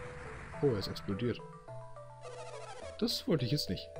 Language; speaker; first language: German; native; German